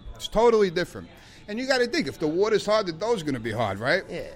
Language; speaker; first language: English; native; English